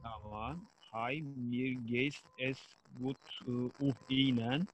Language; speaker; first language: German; non-native, learner; Turkish